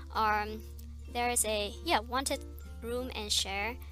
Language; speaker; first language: English; non-native, fluent; Vietnamese